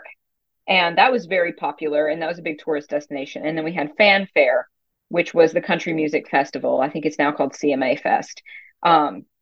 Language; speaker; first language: English; native; English